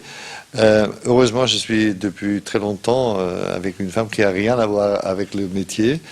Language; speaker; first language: French; non-native, fluent; German